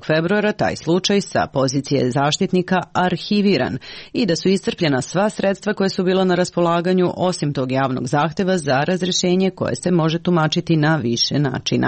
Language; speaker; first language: Serbian; native; Serbian